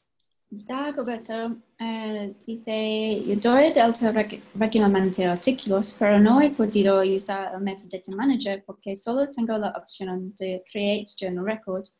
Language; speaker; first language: Spanish; non-native, fluent; English